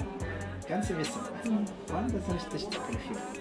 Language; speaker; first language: German; non-native, learner; Arabic